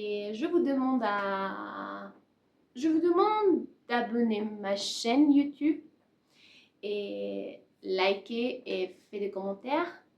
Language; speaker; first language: French; non-native, learner; Persian